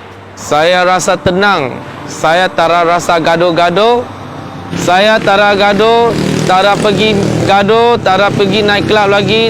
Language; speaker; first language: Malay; non-native, local second language; Chinese